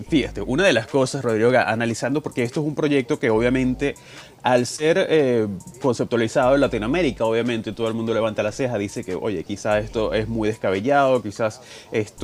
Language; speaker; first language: Spanish; native; Spanish